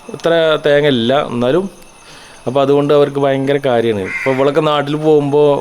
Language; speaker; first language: Malayalam; native; Malayalam